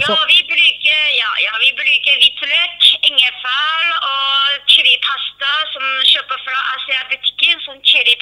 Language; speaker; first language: Norwegian; non-native, learner; Chinese